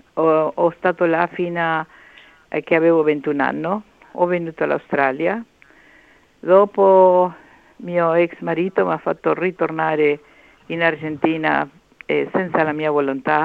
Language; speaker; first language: Italian; early bilingual, heritage; Spanish